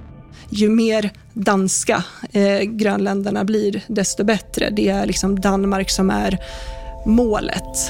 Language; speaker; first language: Swedish; native; Swedish